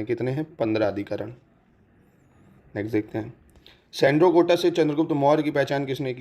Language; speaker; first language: Hindi; native; Hindi